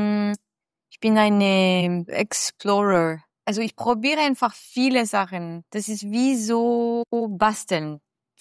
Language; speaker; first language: German; non-native, fluent; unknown